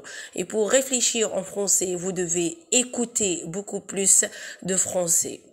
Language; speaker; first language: French; non-native, local second language; Arabic